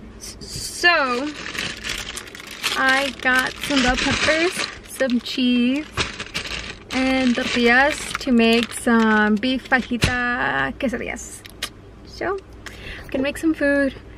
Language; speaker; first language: English; early bilingual, other home language; Spanish